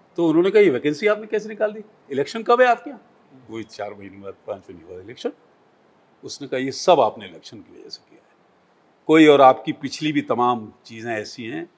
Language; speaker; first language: Hindi; native; Hindi